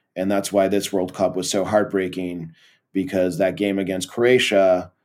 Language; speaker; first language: English; early bilingual, other home language; Portuguese